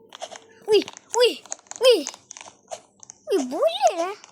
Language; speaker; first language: Malay; native; Malay